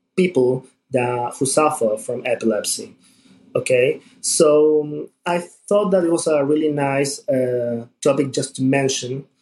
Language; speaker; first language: English; non-native, fluent; Spanish